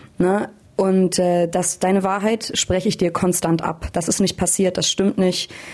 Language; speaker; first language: German; native; German